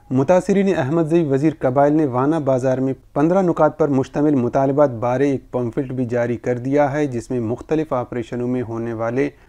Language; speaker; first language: Urdu; non-native, local second language; Baluchi